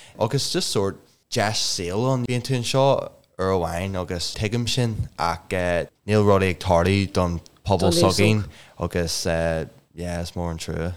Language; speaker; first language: Irish; non-native, local second language; English